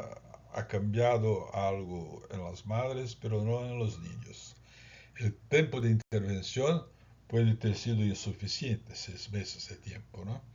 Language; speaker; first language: Spanish; non-native, fluent; Portuguese